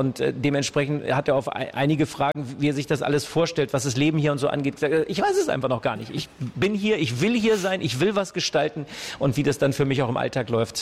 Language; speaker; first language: German; native; German